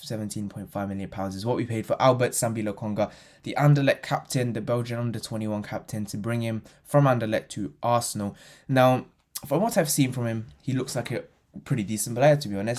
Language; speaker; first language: English; native; English